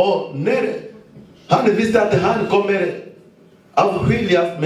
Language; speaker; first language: Swedish; non-native, fluent; Lingala